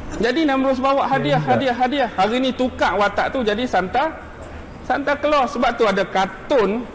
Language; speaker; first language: Malay; native; Malay